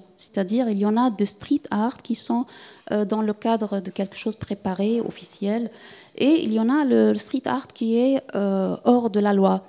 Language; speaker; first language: French; non-native, fluent; Arabic